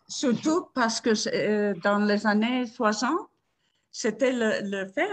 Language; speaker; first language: French; non-native, fluent; Spanish